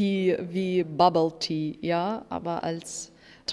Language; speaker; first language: German; non-native, learner; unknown